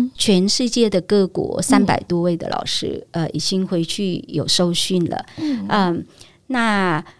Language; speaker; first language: Chinese; non-native, fluent; Vietnamese